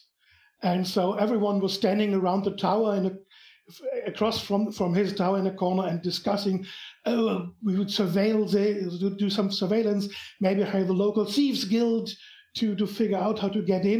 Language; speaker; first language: English; non-native, fluent; German